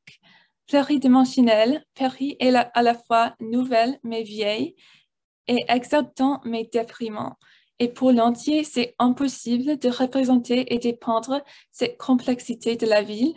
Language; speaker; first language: French; non-native, learner; English